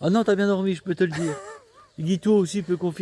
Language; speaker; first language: French; native; French